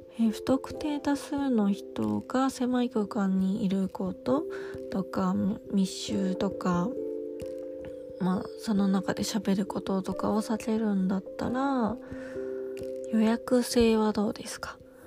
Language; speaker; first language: Japanese; native; Japanese